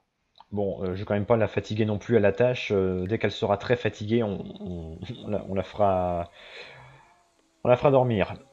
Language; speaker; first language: French; native; French